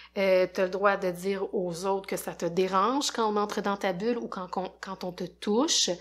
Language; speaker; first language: French; native; French